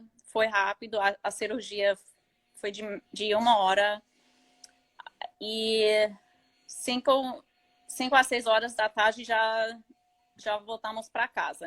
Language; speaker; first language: Portuguese; non-native, fluent; English